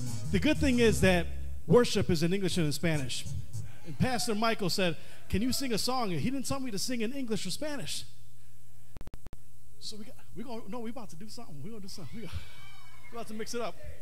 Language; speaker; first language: English; non-native, local second language; Spanish